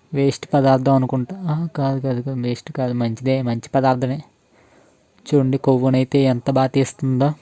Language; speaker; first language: Telugu; non-native, local second language; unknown